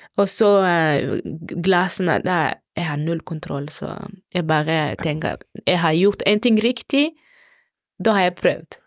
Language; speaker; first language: Norwegian; non-native, fluent; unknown